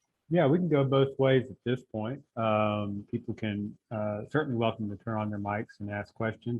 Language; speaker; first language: English; native; English